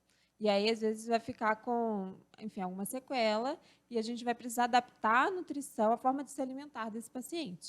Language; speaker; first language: Portuguese; native; Portuguese